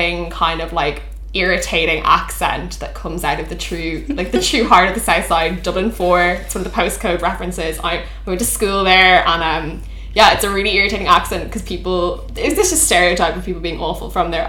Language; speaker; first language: English; native; English